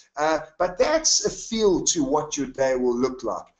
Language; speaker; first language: English; native; English